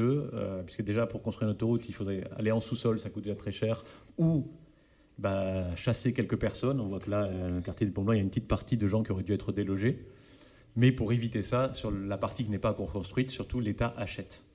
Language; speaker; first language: French; native; French